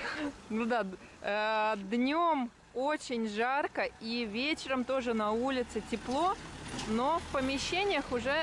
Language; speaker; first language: Russian; early bilingual, heritage; Russian